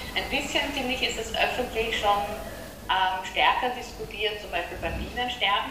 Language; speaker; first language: German; native; German